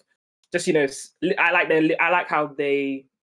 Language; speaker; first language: English; native; English